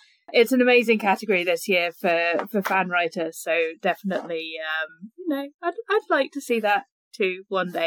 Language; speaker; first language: English; native; English